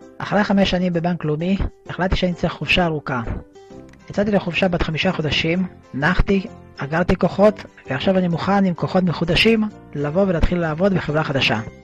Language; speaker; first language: Hebrew; early bilingual, other home language; Russian